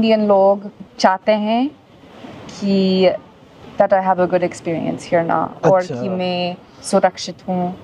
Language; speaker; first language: Hindi; non-native, learner; English